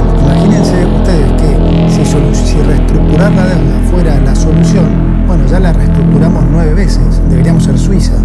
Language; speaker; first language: Spanish; native; Spanish